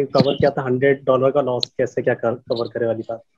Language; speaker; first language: Hindi; native; Hindi